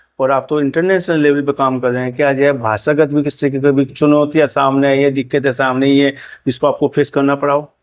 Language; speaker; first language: Hindi; native; Hindi